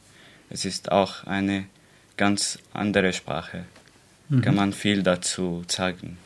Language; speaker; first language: German; non-native, learner; Arabic